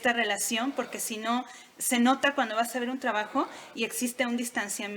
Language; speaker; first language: Spanish; native; Spanish